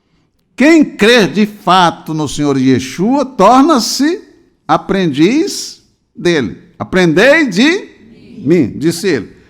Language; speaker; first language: Portuguese; native; Portuguese